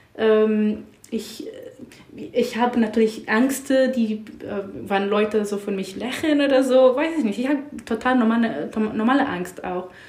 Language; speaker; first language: German; non-native, learner; English